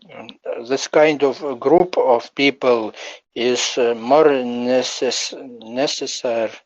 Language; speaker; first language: English; non-native, learner; Ukrainian